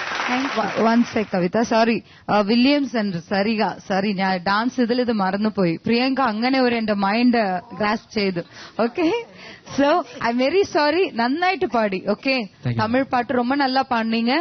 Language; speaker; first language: Malayalam; non-native, fluent; Tamil